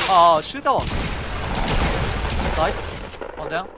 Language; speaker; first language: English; non-native, learner; Japanese